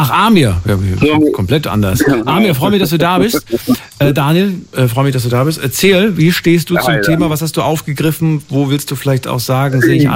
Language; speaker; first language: German; native; German